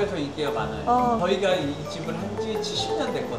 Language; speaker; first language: Korean; native; Korean